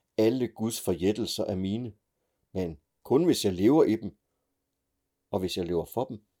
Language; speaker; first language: Danish; native; Danish